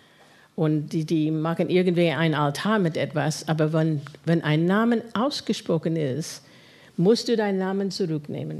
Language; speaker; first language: German; non-native, fluent; English